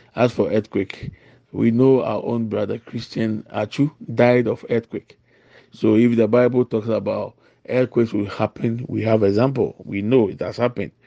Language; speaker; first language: English; non-native, local second language; Akan